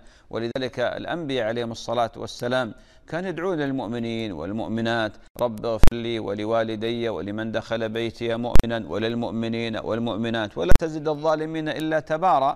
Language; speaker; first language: Arabic; native; Arabic